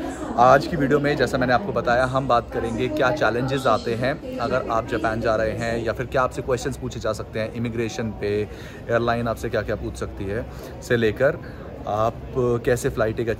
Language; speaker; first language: Hindi; native; Hindi